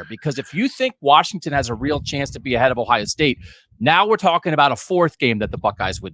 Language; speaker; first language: English; native; English